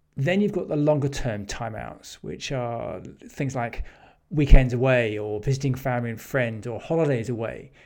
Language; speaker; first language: English; native; English